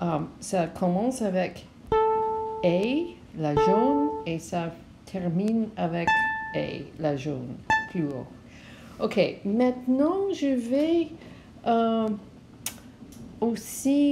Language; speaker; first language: French; non-native, learner; English